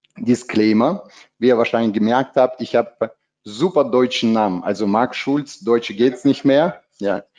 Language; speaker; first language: German; non-native, fluent; Russian